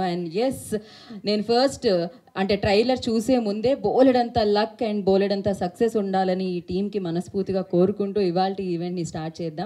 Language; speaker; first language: Telugu; native; Telugu